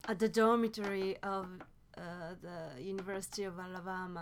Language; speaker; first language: English; non-native, fluent; Japanese